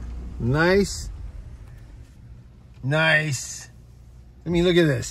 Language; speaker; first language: English; native; English